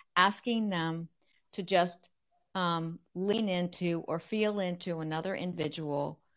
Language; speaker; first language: English; native; English